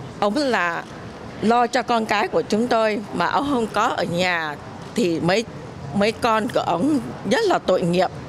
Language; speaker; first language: Vietnamese; native; Vietnamese